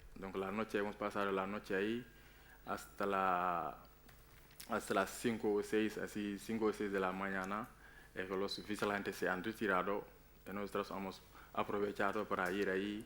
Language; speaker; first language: Spanish; non-native, learner; Wolof